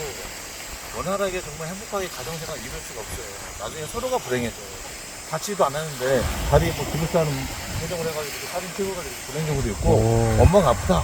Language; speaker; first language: Korean; native; Korean